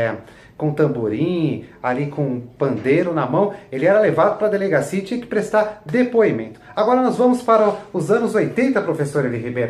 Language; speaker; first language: Portuguese; native; Portuguese